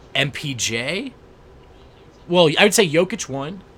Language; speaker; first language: English; native; English